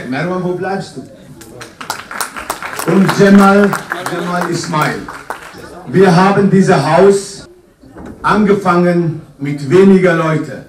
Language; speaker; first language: German; non-native, fluent; Kurdish